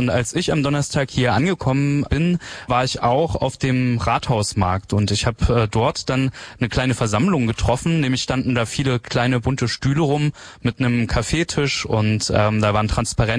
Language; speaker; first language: German; native; German